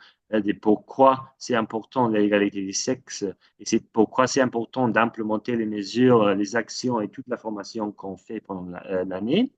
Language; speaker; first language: French; non-native, fluent; English